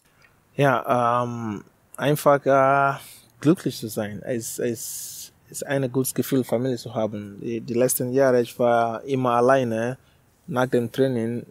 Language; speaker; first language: German; non-native, learner; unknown